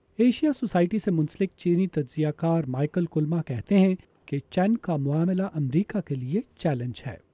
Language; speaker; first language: Urdu; native; Urdu